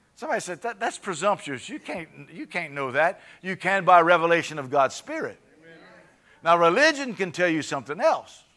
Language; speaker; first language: English; native; English